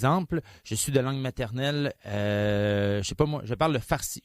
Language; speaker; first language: French; native; French